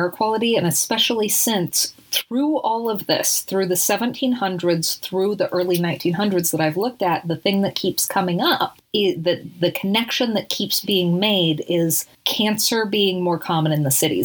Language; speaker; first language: English; native; English